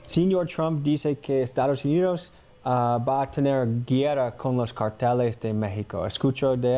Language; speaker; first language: Spanish; non-native, learner; English